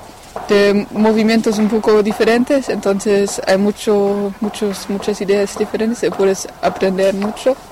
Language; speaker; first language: Spanish; non-native, fluent; French